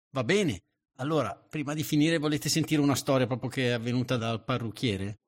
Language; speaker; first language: Italian; native; Italian